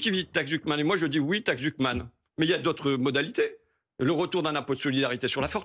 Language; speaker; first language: French; native; French